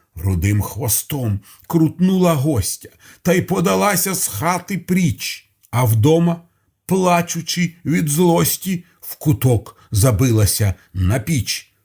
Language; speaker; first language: Ukrainian; non-native, local second language; Russian